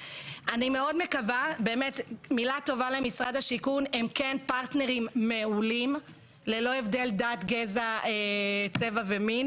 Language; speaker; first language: Hebrew; native; Hebrew